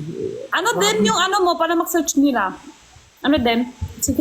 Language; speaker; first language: Filipino; non-native, learner; Chinese